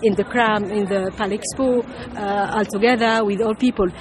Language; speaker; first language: English; non-native, learner; Arabic